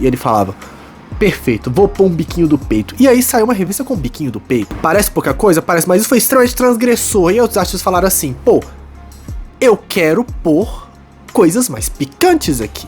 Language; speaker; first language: Portuguese; native; Portuguese